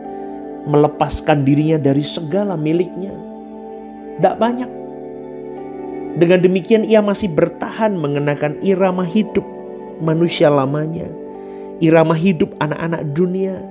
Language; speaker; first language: Indonesian; native; Indonesian